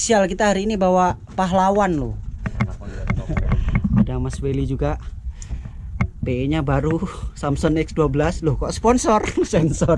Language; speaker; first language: Malay; native; Malay